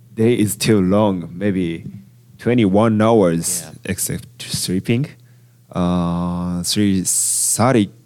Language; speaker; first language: English; non-native, learner; Japanese